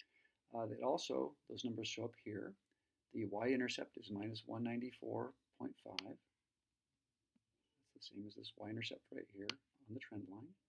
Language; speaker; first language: English; native; English